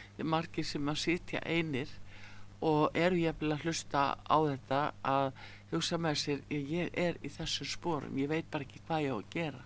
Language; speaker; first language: Icelandic; native; Icelandic